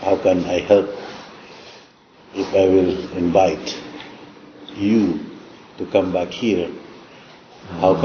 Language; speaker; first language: English; non-native, local second language; Cebuano